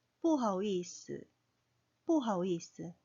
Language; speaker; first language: Chinese; non-native, local second language; Korean